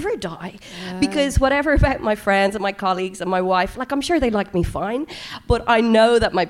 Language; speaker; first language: English; native; English